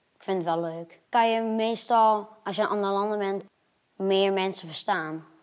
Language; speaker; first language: Dutch; early bilingual, other home language; German